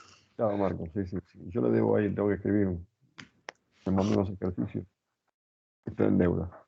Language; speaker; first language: Spanish; native; Spanish